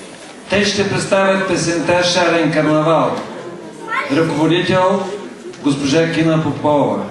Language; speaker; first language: Bulgarian; native; Bulgarian